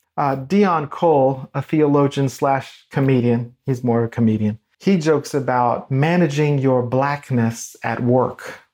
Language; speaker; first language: English; native; English